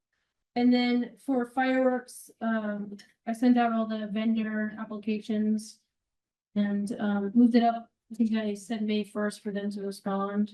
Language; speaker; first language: English; native; English